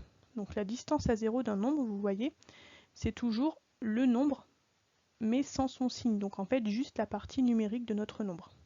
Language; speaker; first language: French; native; French